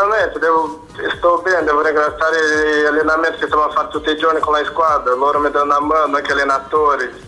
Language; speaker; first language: Italian; non-native, fluent; Portuguese